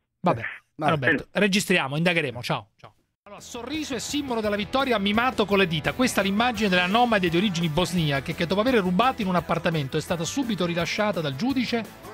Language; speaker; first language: Italian; native; Italian